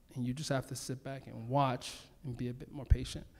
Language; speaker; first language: English; native; English